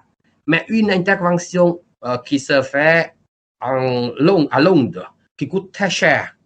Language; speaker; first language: French; non-native, learner; Vietnamese